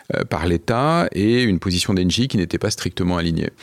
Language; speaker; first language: French; native; French